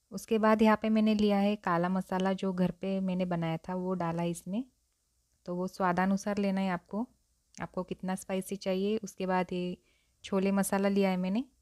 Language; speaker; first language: Hindi; non-native, local second language; Marathi